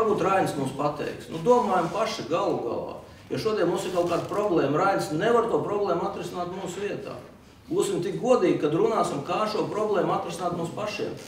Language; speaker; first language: Latvian; non-native, local second language; Russian